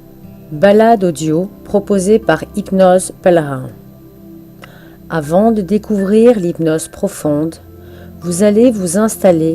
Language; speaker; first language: French; native; French